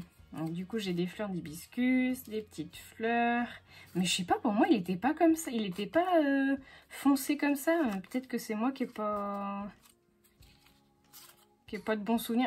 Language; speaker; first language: French; native; French